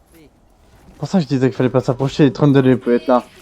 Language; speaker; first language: French; native; French